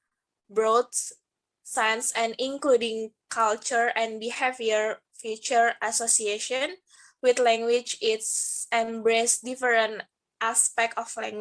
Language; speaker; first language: English; non-native, learner; Indonesian